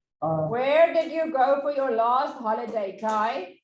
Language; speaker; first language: English; non-native, fluent; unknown